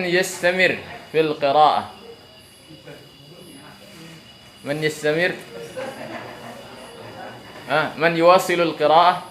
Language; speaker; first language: Arabic; non-native, fluent; Indonesian